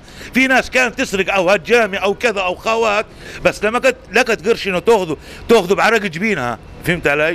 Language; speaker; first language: Arabic; native; Arabic